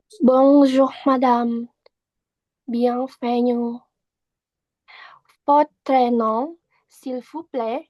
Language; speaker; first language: French; non-native, learner; Indonesian